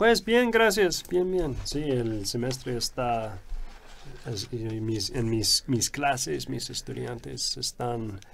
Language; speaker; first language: Spanish; non-native, fluent; English